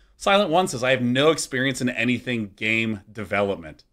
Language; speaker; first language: English; native; English